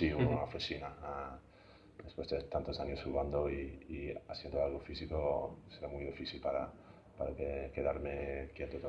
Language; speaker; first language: Spanish; non-native, fluent; English